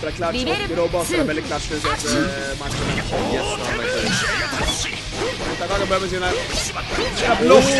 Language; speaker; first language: Swedish; native; Swedish